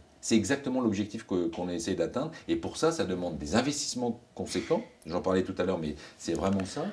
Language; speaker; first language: French; native; French